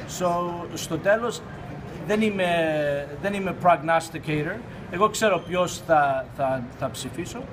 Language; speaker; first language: Greek; early bilingual, heritage; Greek